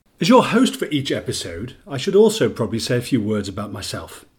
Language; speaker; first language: English; native; English